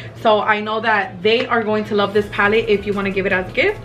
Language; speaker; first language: English; early bilingual, other home language; Spanish